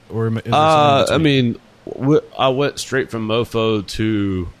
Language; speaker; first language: English; native; English